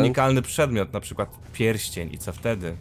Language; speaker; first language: Polish; native; Polish